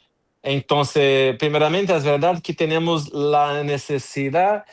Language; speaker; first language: Spanish; non-native, fluent; Portuguese